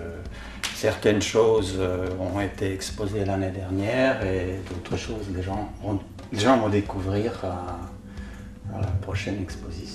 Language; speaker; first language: French; native; French